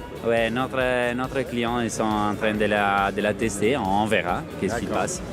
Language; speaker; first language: French; non-native, fluent; Italian